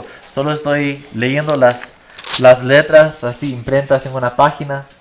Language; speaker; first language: Spanish; non-native, fluent; English